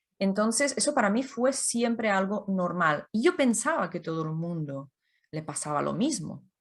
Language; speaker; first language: Spanish; non-native, fluent; Czech